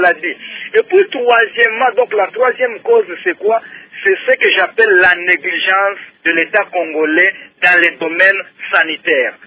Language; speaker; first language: French; non-native, local second language; Luba-Lulua